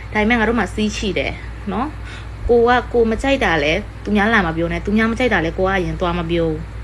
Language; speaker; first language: Burmese; native; Burmese